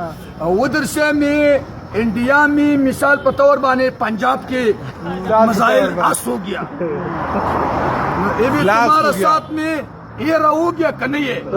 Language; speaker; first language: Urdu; non-native, local second language; Pashto